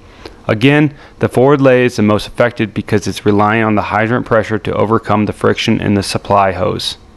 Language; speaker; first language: English; native; English